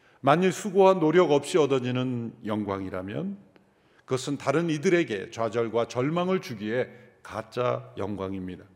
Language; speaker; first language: Korean; native; Korean